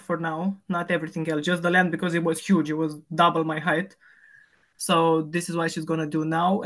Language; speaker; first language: English; non-native, fluent; Romanian